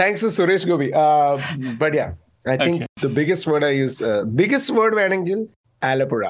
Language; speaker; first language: English; non-native, local second language; Malayalam